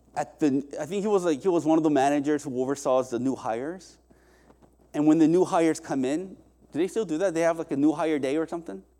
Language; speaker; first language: English; early bilingual, other home language; Korean